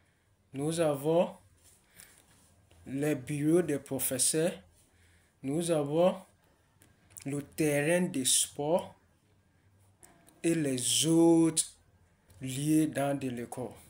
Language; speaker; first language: French; non-native, learner; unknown